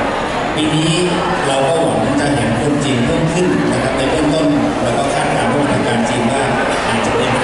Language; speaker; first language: Thai; native; Thai